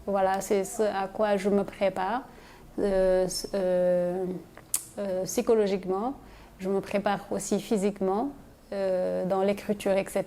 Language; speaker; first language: French; non-native, local second language; Wolof